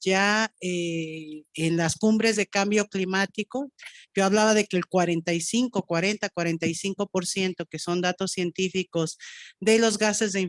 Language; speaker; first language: Spanish; native; Spanish